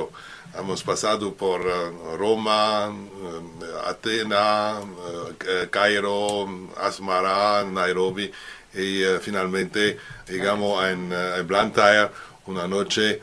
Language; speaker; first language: Spanish; non-native, learner; French